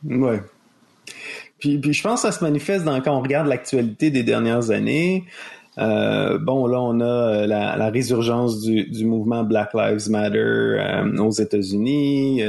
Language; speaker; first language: French; native; French